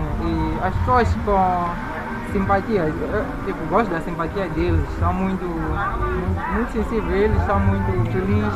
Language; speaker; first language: Portuguese; non-native, local second language; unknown